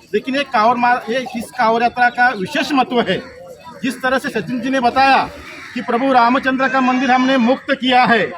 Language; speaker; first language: Hindi; non-native, local second language; Marathi